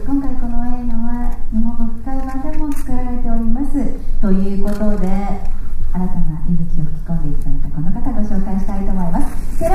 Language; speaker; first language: Japanese; native; Japanese